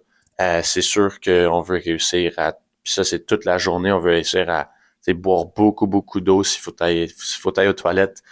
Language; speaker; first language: French; native; French